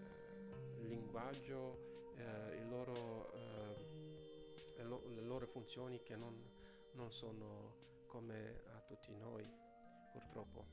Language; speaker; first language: Italian; non-native, fluent; Romanian